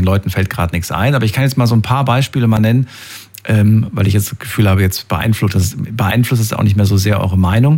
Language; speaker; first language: German; native; German